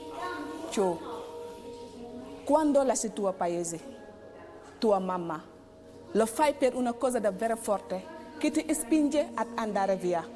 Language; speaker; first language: Italian; non-native, learner; Wolof